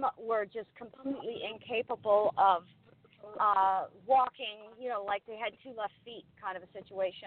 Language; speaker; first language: English; native; English